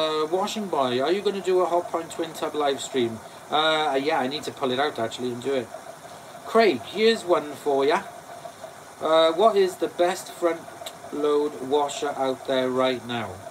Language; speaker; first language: English; native; English